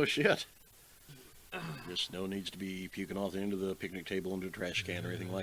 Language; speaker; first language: English; native; English